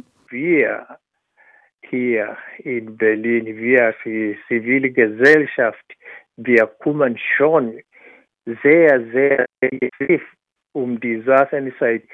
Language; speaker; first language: German; non-native, fluent; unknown